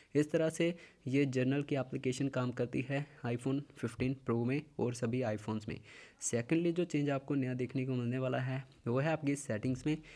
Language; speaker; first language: Hindi; native; Hindi